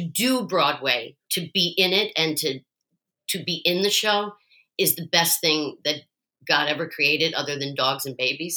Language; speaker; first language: English; native; English